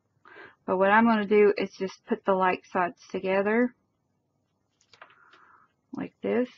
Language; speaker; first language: English; native; English